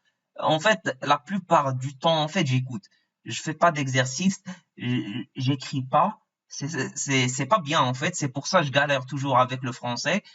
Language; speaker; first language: French; non-native, fluent; Arabic